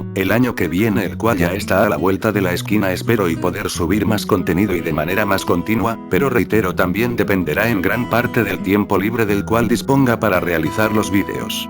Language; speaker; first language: Spanish; native; Spanish